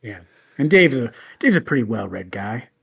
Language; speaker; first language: English; native; English